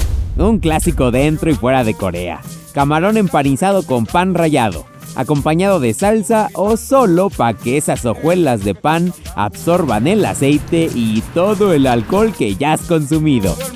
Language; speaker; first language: Spanish; native; Spanish